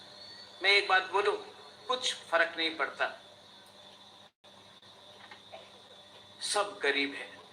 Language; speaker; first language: Hindi; non-native, local second language; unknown